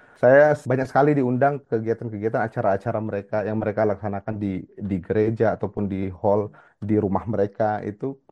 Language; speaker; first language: Indonesian; native; Indonesian